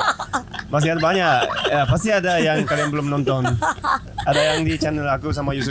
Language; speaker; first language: Indonesian; non-native, fluent; Japanese